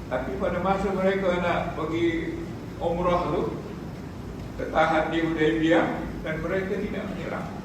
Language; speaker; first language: Malay; native; Malay